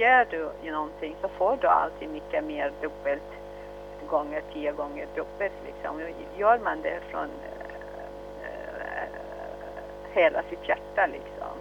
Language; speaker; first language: Swedish; early bilingual, other home language; Arabic